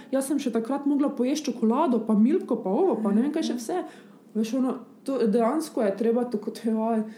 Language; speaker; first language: Slovenian; early bilingual, other home language; Bosnian